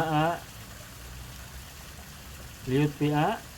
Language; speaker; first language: Arabic; non-native, fluent; Indonesian